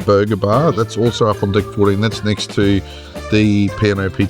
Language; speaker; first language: English; native; English